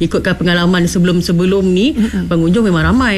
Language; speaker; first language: Malay; native; Malay